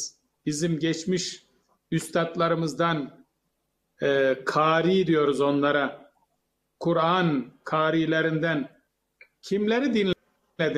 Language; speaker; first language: Turkish; native; Turkish